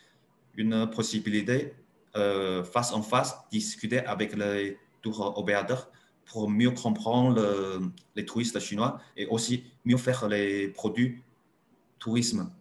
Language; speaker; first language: French; non-native, learner; Chinese